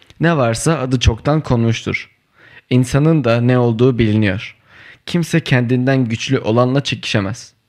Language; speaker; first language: Turkish; native; Turkish